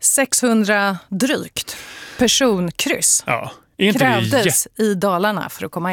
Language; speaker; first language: Swedish; native; Swedish